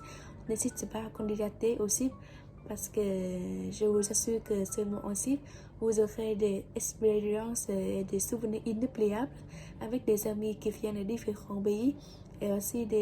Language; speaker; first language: French; non-native, fluent; Vietnamese